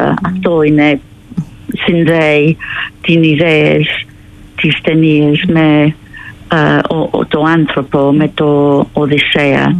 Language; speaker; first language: Greek; non-native, learner; English